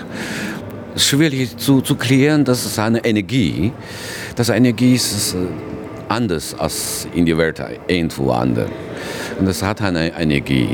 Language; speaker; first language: German; non-native, learner; Chinese